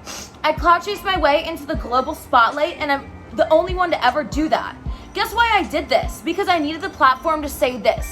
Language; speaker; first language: English; native; English